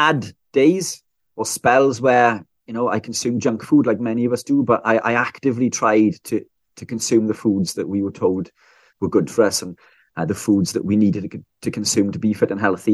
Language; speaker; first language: English; native; English